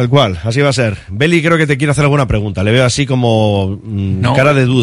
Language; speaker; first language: Spanish; native; Spanish